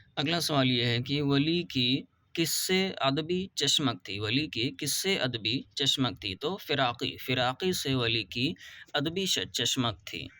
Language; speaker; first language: Urdu; native; Urdu